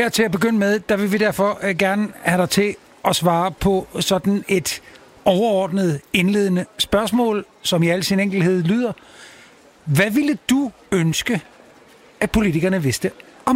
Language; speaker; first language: Danish; native; Danish